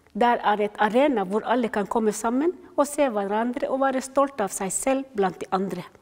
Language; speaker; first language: Norwegian; non-native, fluent; Somali